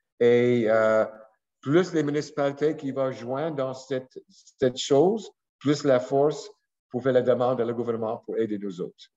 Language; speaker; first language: French; non-native, local second language; English